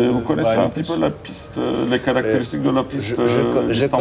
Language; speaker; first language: French; non-native, fluent; Turkish